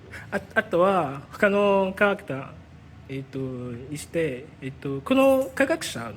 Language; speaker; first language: Japanese; non-native, learner; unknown